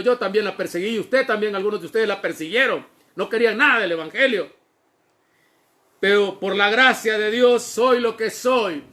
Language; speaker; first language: Spanish; native; Spanish